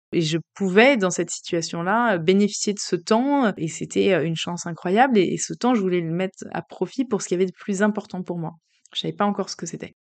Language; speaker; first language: French; native; French